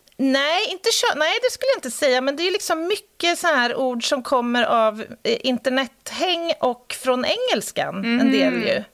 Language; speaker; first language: Swedish; native; Swedish